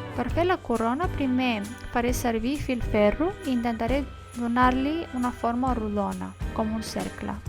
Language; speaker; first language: Catalan; non-native, local second language; Spanish